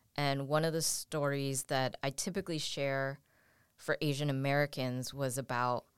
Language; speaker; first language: English; native; English